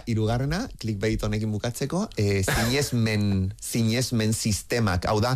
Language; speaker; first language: Basque; native; Basque